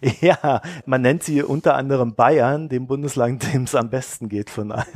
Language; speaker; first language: German; native; German